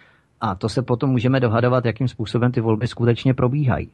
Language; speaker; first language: Czech; native; Czech